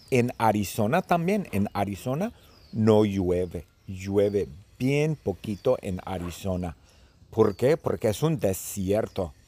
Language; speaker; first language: Spanish; early bilingual, heritage; Spanish